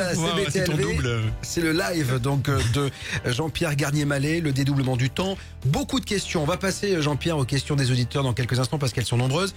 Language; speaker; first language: French; native; French